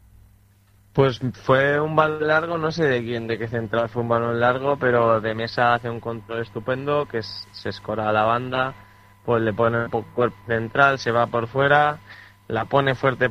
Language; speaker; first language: Spanish; native; Spanish